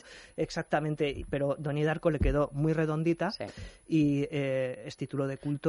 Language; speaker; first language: Spanish; native; Spanish